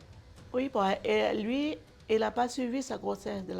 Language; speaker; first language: French; non-native, learner; Portuguese